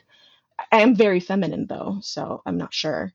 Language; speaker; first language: English; native; English